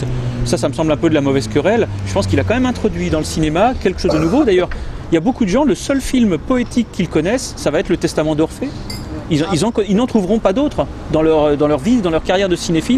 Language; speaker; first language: French; native; French